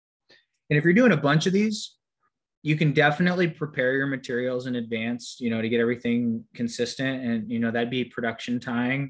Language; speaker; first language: English; native; English